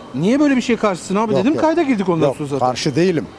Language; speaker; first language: Turkish; native; Turkish